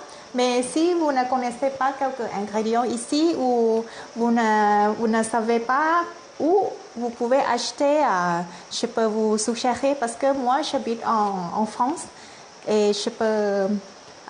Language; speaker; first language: French; non-native, learner; Thai